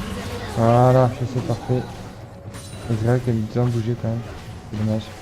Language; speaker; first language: French; native; French